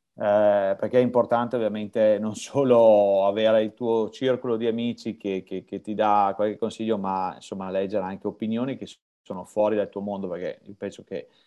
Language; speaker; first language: Italian; native; Italian